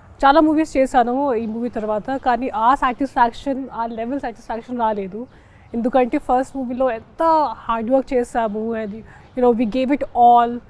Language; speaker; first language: Telugu; non-native, local second language; Hindi